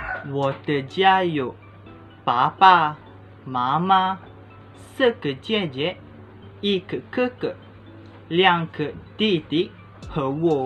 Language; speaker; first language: Chinese; non-native, learner; Malay